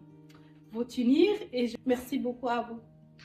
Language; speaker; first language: French; non-native, learner; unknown